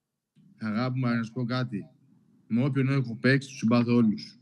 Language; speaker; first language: Greek; non-native, local second language; Albanian